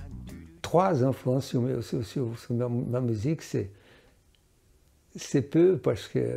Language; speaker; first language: French; non-native, fluent; Portuguese